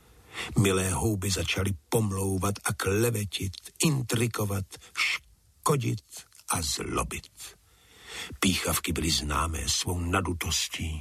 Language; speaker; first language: Czech; native; Czech